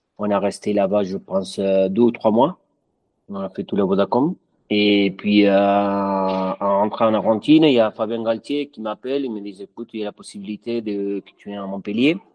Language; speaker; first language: French; non-native, fluent; Spanish